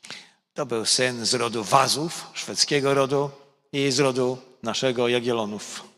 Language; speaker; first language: Polish; native; Polish